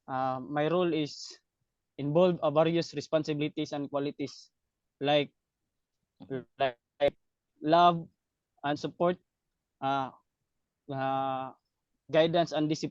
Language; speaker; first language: English; non-native, learner; Cebuano